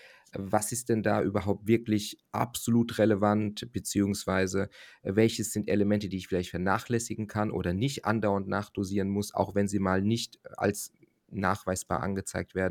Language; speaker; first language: German; native; German